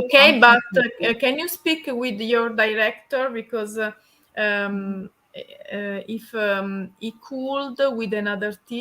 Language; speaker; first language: English; non-native, learner; Italian